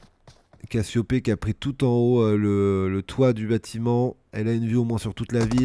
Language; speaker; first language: French; native; French